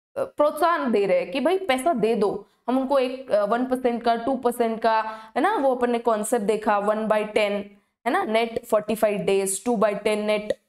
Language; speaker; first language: Hindi; native; Hindi